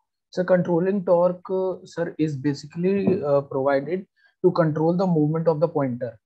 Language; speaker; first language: English; non-native, local second language; Hindi